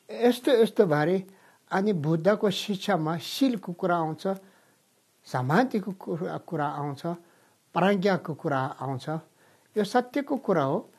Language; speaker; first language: Nepali; non-native, fluent; Tibetan